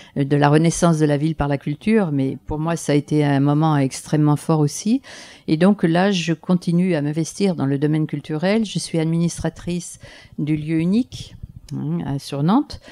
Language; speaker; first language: French; native; French